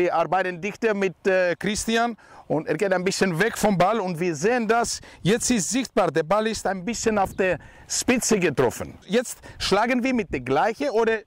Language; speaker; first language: German; non-native, fluent; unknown